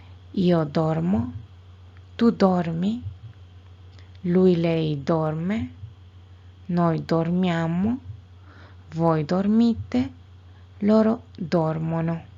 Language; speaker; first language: Italian; non-native, fluent; Spanish